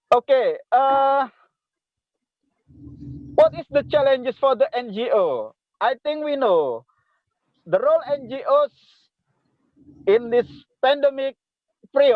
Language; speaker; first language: English; non-native, local second language; Indonesian